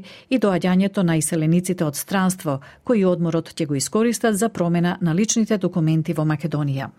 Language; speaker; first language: Macedonian; native; Macedonian